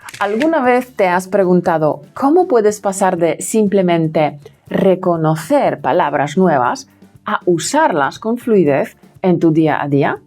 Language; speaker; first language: Spanish; non-native, fluent; Polish